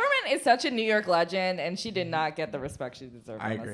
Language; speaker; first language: English; native; English